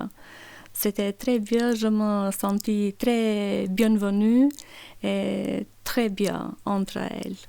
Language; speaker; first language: French; non-native, learner; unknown